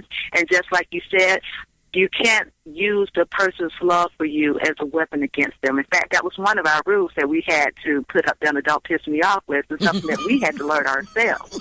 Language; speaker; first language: English; native; English